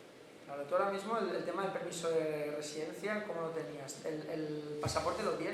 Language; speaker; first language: Spanish; native; Spanish